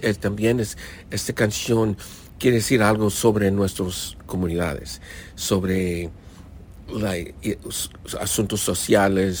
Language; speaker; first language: Spanish; early bilingual, heritage; English